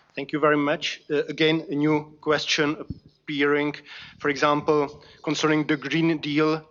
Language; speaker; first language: English; non-native, fluent; Czech